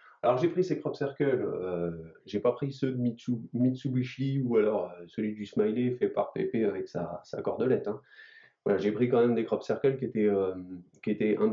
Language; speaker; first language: French; native; French